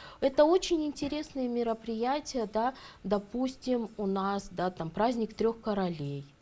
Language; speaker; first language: Russian; native; Russian